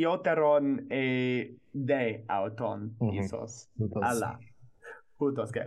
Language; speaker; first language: Greek; non-native, fluent; English